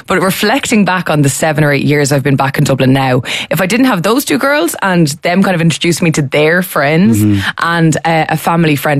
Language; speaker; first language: English; native; English